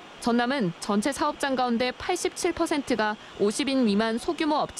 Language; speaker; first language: Korean; native; Korean